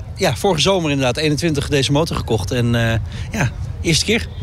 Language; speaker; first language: Dutch; native; Dutch